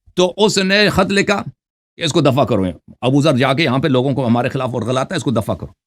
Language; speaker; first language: Urdu; non-native, fluent; Persian